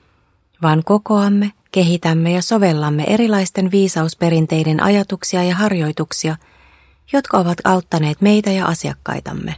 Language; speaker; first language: Finnish; native; Finnish